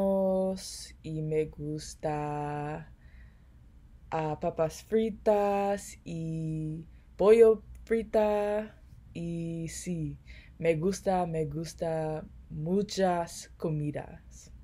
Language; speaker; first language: Spanish; non-native, learner; English